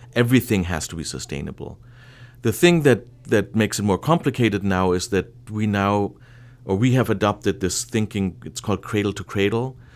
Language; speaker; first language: English; non-native, fluent; German